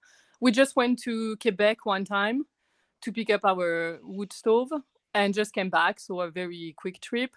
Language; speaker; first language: English; non-native, fluent; French